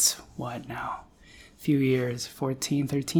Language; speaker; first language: English; non-native, local second language; Filipino